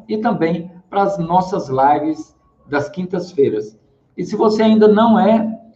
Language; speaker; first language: Portuguese; native; Portuguese